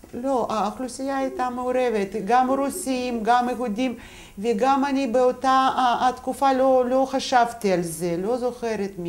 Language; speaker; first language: Hebrew; non-native, fluent; Russian